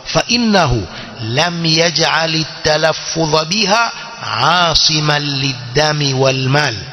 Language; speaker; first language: Arabic; non-native, fluent; Swahili